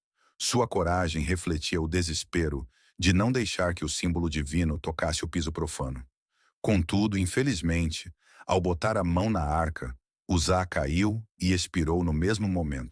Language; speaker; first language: Portuguese; native; Portuguese